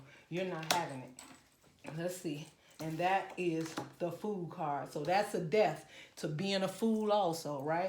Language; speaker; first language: English; native; English